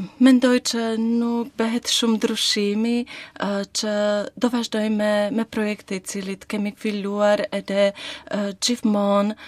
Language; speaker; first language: Albanian; non-native, learner; Slovak